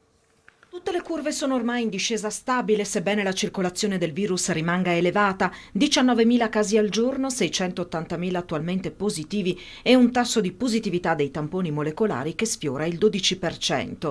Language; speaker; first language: Italian; native; Italian